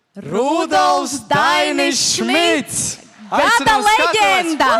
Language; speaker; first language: Latvian; native; Latvian